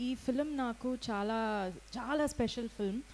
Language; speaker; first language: Telugu; non-native, local second language; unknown